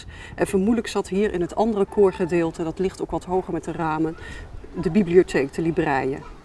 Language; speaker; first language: Dutch; native; Dutch